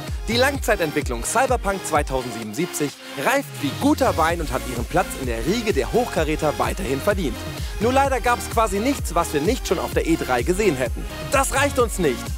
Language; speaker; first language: German; native; German